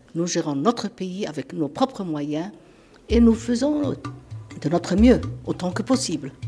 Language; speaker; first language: French; non-native, fluent; Somali